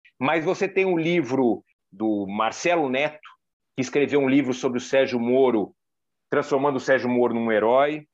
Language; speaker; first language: Portuguese; native; Portuguese